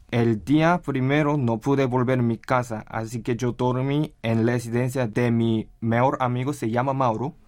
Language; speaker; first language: Spanish; non-native, learner; Korean